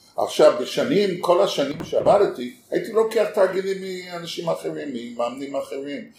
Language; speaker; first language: Hebrew; native; Hebrew